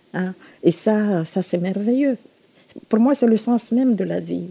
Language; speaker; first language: French; non-native, local second language; Susu